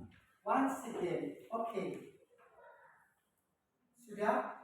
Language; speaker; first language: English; non-native, learner; Indonesian